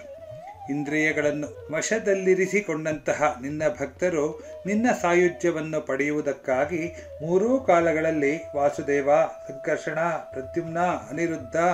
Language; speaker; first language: Kannada; native; Kannada